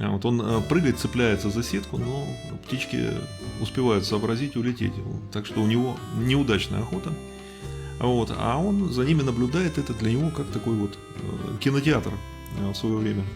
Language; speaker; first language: Russian; native; Russian